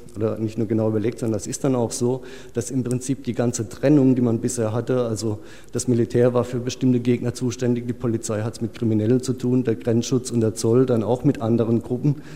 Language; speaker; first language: German; native; German